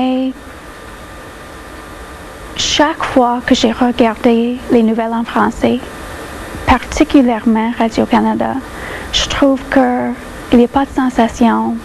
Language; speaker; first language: French; non-native, local second language; English